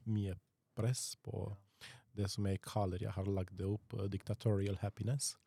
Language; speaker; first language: Norwegian; non-native, fluent; Romanian